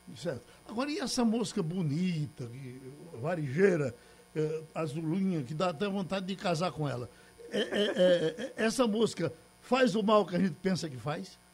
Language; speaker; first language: Portuguese; native; Portuguese